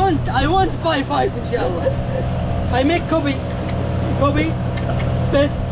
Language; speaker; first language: English; non-native, learner; Arabic